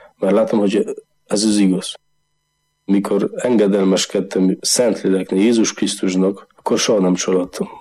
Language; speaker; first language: Hungarian; non-native, learner; Polish